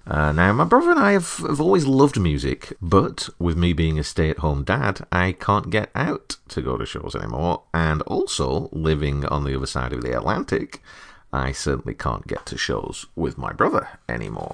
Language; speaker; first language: English; native; English